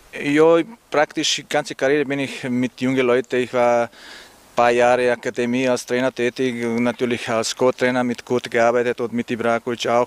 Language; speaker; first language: German; non-native, learner; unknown